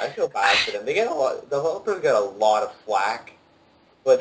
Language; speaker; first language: English; native; English